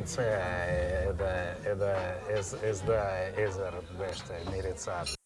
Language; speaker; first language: Basque; non-native, learner; Russian